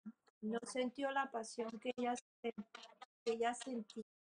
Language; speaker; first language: Spanish; native; Spanish